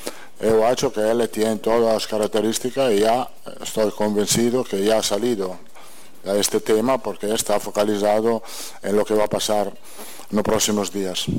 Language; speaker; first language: Portuguese; non-native, learner; Italian